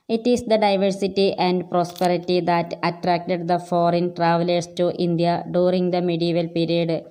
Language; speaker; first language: English; non-native, local second language; Malayalam